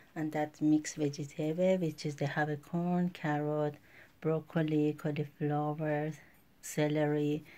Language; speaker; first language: English; non-native, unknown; Persian